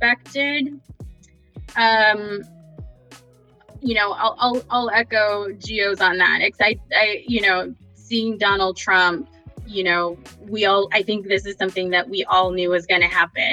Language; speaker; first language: English; native; English